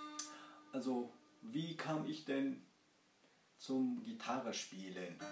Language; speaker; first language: German; early bilingual, other home language; Kurdish